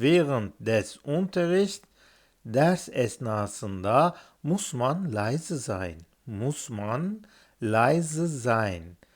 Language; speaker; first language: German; non-native, fluent; Turkish